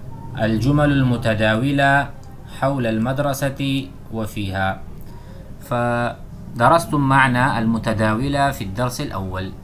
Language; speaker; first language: Arabic; non-native, fluent; Urdu